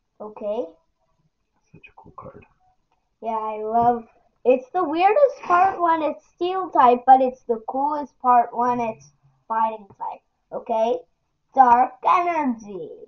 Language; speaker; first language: English; native; English